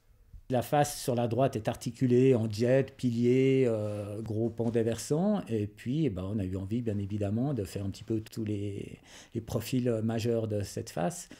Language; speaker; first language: French; native; French